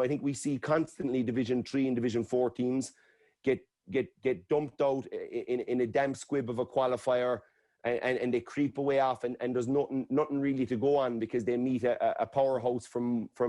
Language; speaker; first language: English; native; English